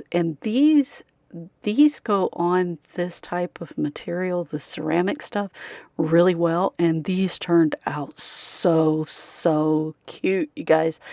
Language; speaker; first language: English; native; English